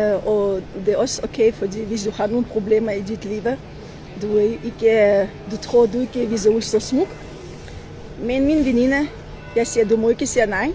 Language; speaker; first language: Danish; non-native, learner; Armenian